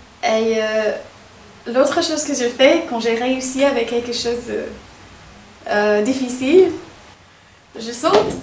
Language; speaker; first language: French; non-native, fluent; English